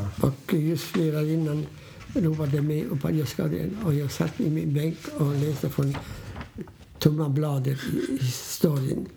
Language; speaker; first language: Swedish; non-native, fluent; Polish